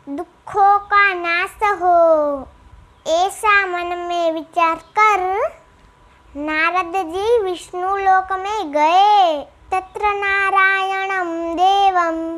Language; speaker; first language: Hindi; non-native, local second language; Gujarati